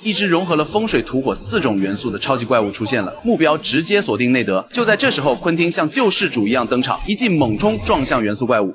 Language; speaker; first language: Chinese; native; Chinese